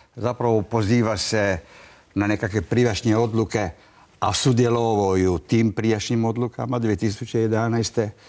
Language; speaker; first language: Croatian; non-native, local second language; Italian